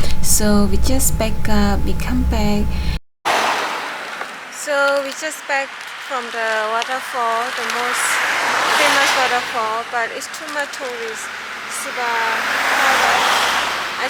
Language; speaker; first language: English; non-native, learner; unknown